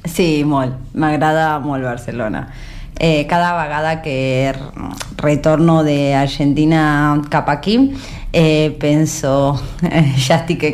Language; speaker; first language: Catalan; non-native, learner; Spanish